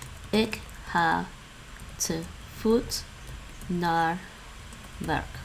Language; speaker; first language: Dutch; non-native, learner; English